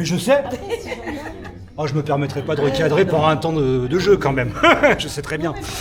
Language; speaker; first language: French; native; French